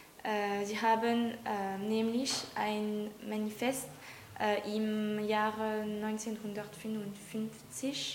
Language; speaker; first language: German; non-native, learner; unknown